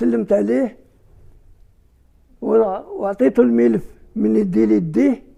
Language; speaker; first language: Arabic; native; Arabic